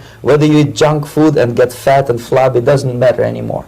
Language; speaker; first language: English; non-native, fluent; Russian